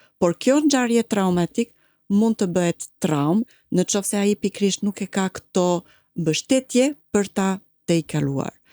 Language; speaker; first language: Albanian; non-native, fluent; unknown